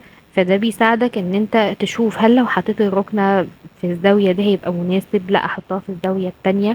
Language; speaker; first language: Arabic; native; Arabic